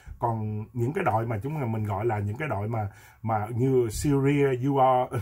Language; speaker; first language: Vietnamese; native; Vietnamese